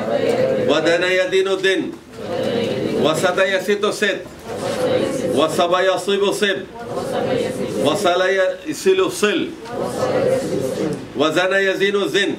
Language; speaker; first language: Arabic; non-native, fluent; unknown